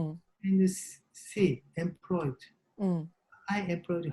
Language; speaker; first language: English; non-native, learner; Japanese